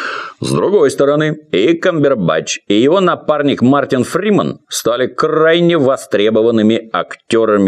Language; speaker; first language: Russian; native; Russian